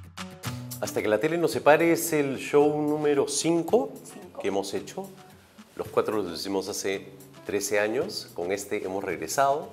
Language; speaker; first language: Spanish; native; Spanish